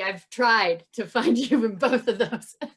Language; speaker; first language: English; native; English